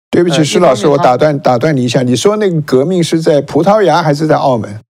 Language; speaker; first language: Chinese; native; Chinese